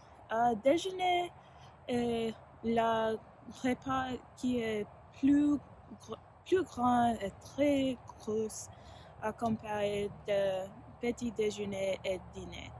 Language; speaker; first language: French; non-native, learner; English